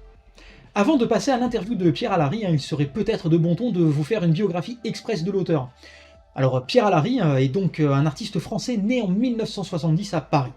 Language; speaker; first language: French; native; French